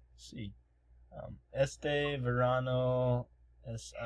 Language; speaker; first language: Spanish; non-native, learner; English